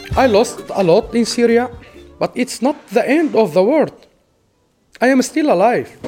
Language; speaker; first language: English; non-native, fluent; Arabic